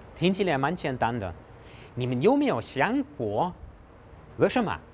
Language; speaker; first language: Chinese; non-native, fluent; German